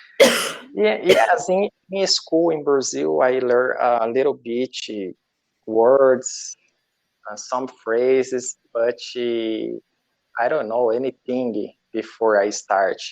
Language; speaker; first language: English; non-native, learner; Portuguese